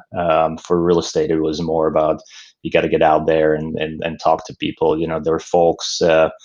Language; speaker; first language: English; non-native, fluent; Slovak